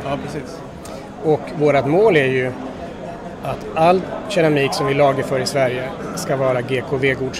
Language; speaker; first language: Swedish; native; Swedish